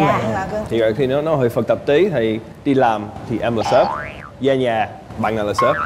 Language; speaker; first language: Vietnamese; non-native, fluent; English